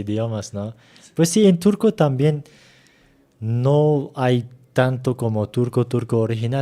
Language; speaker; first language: Spanish; non-native, learner; Turkish